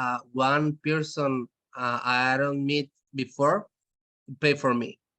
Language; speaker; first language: English; non-native, learner; Spanish